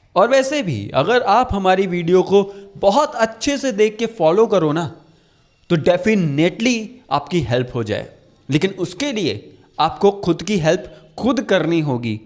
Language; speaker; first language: Hindi; native; Hindi